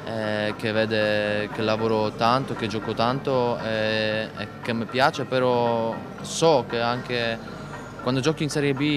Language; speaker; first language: Italian; non-native, learner; Polish